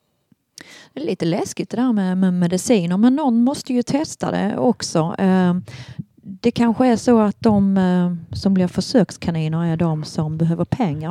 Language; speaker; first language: Swedish; native; Swedish